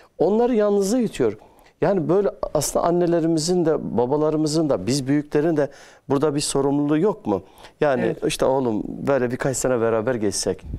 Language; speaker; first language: Turkish; native; Turkish